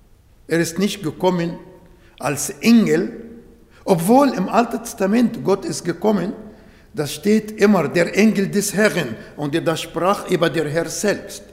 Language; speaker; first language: German; non-native, learner; Arabic